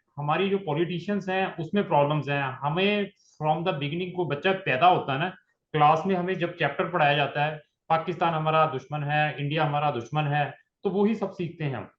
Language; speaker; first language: Hindi; non-native, local second language; Punjabi